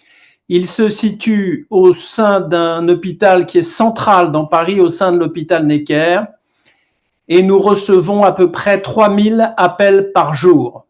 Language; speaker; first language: French; native; French